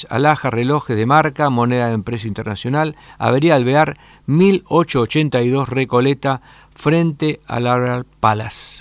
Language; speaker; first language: Spanish; native; Spanish